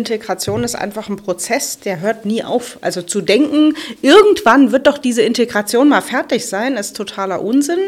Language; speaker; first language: German; native; German